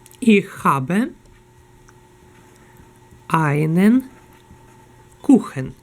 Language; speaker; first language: German; non-native, fluent; Ukrainian